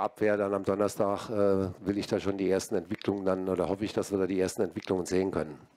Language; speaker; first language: German; native; German